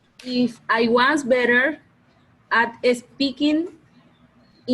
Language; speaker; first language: English; non-native, learner; Spanish